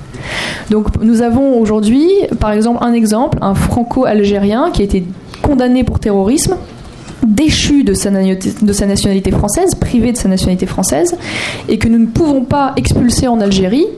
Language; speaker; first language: French; native; French